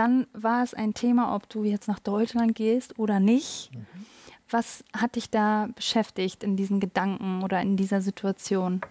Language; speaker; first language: German; native; German